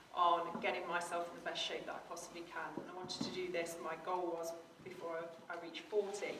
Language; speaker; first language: English; native; English